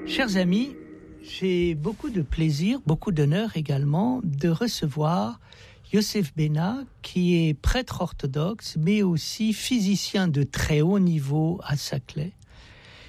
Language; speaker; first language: French; native; French